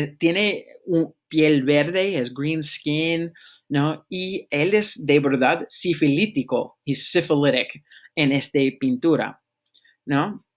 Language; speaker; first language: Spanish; non-native, fluent; English